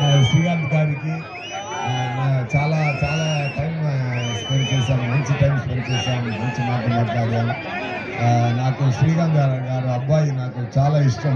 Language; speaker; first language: Telugu; non-native, learner; Tamil